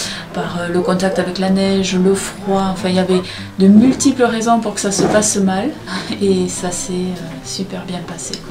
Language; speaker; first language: French; native; French